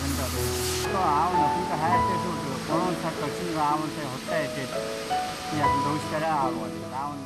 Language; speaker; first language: Korean; non-native, learner; Mongolian